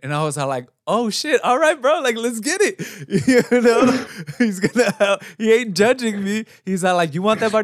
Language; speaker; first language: English; early bilingual, other home language; Spanish